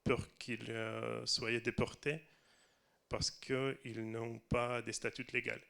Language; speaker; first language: French; non-native, learner; Russian